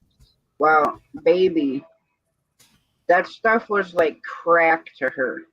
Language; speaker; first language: English; native; English